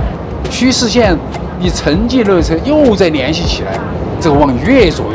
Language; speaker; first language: Chinese; native; Chinese